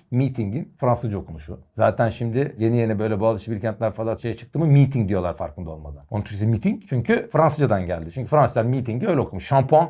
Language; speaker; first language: Turkish; native; Turkish